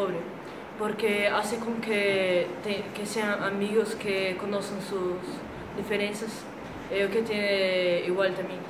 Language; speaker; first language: Spanish; non-native, learner; Portuguese